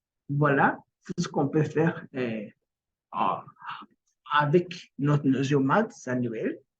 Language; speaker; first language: French; non-native, local second language; Kinyarwanda